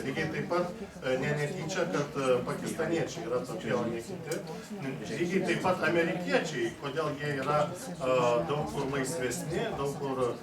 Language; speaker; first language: Lithuanian; native; Lithuanian